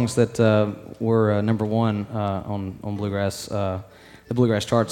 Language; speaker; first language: English; native; English